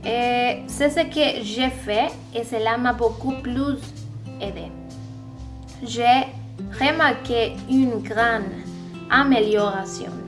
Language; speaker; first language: French; non-native, learner; Spanish